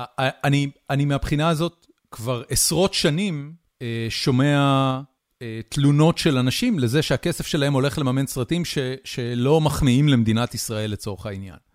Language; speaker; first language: Hebrew; native; Hebrew